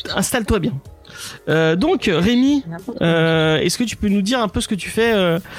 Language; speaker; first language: French; early bilingual, other home language; English